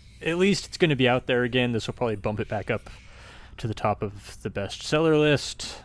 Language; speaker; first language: English; native; English